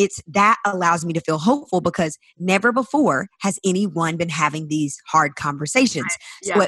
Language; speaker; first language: English; native; English